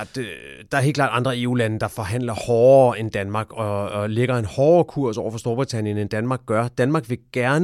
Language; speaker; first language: Danish; native; Danish